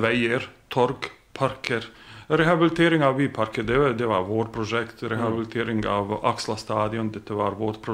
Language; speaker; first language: Norwegian; non-native, fluent; Bosnian